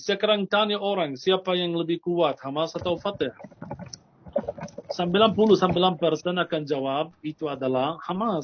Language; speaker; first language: Indonesian; non-native, fluent; Arabic